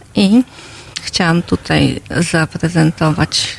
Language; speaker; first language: Polish; native; Polish